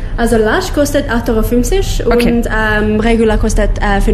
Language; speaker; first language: German; non-native, learner; English